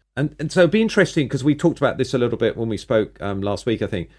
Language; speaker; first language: English; native; English